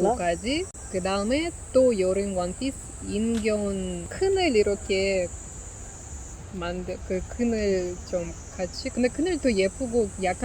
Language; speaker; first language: Korean; non-native, learner; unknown